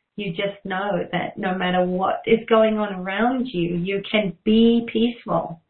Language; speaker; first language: English; native; English